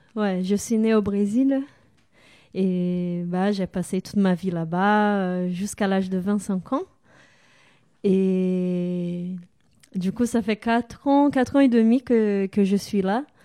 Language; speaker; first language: French; non-native, fluent; Portuguese